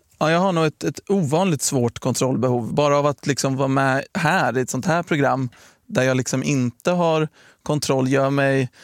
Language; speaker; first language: Swedish; native; Swedish